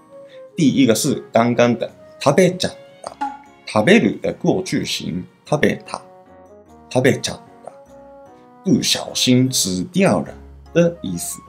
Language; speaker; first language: Chinese; non-native, fluent; Japanese